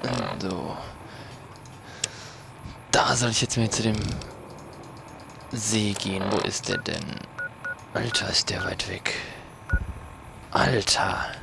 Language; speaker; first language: German; native; German